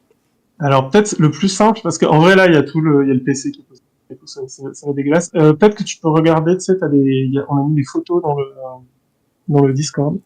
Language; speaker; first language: French; native; French